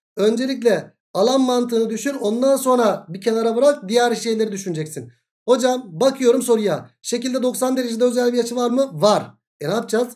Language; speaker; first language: Turkish; native; Turkish